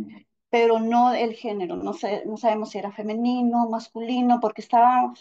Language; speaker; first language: Spanish; native; Spanish